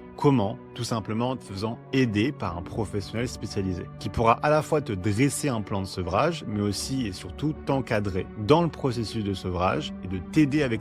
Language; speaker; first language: French; native; French